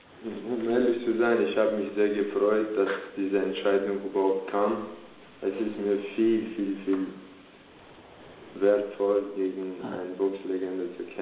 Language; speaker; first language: German; early bilingual, other home language; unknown